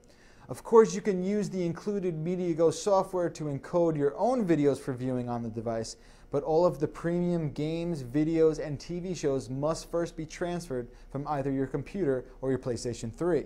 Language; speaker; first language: English; native; English